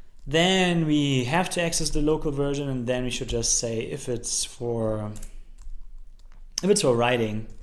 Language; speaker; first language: English; non-native, fluent; German